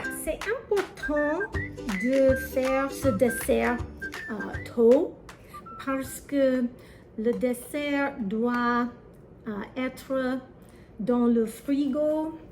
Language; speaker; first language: French; non-native, learner; English